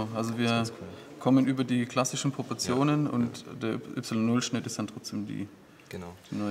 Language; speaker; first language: German; native; German